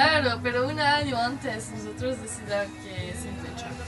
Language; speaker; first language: Spanish; non-native, learner; French